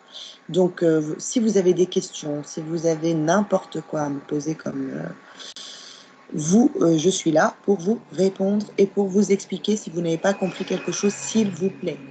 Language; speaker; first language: French; non-native, local second language; Arabic